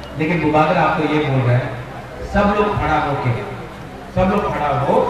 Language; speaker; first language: Hindi; non-native, local second language; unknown